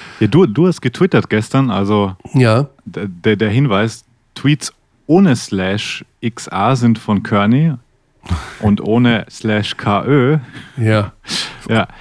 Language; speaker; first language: German; native; German